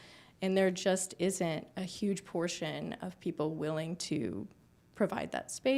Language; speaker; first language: English; native; English